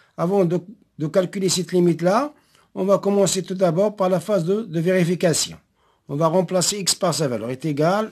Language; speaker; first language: French; non-native, local second language; Arabic